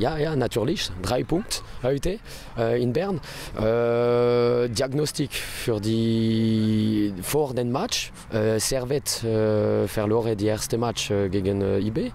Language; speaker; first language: German; non-native, learner; French